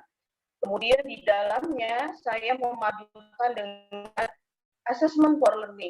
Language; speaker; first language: Indonesian; native; Indonesian